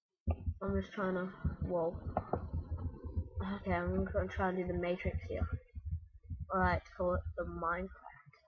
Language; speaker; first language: English; native; English